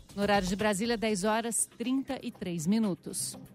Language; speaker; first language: Portuguese; native; Portuguese